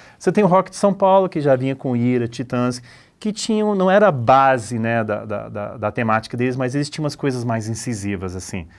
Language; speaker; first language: Portuguese; early bilingual, other home language; English